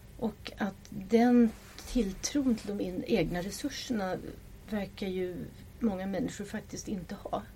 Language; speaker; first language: Swedish; non-native, fluent; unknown